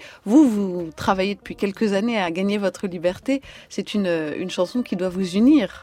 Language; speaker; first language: French; native; French